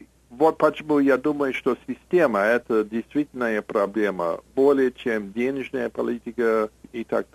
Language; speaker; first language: Russian; non-native, fluent; English